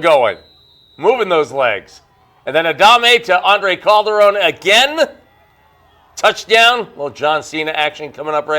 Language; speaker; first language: English; native; English